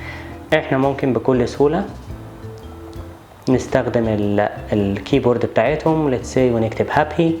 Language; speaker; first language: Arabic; native; Arabic